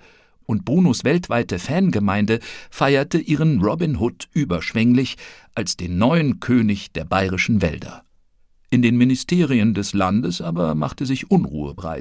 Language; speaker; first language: German; native; German